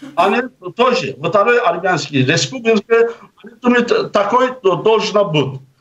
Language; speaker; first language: Russian; non-native, local second language; Azerbaijani